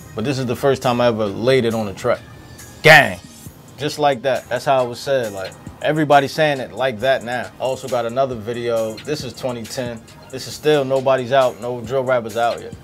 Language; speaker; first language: English; native; English